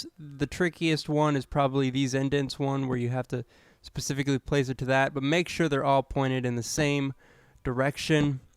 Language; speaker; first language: English; native; English